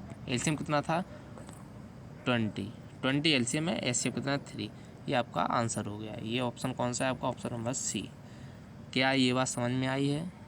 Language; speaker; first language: Hindi; native; Hindi